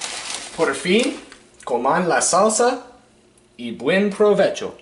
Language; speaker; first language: Spanish; non-native, learner; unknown